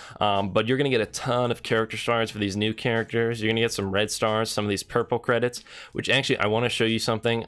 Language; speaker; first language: English; native; English